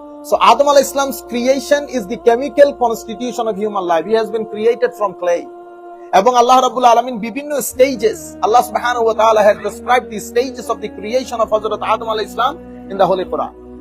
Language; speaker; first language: English; non-native, local second language; Bangla